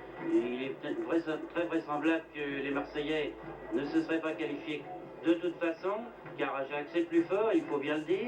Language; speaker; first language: French; native; French